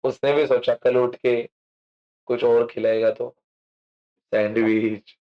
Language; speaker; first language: Hindi; non-native, local second language; Marathi